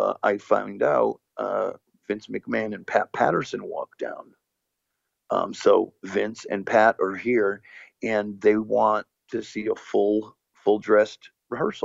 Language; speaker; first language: English; early bilingual, other home language; Portuguese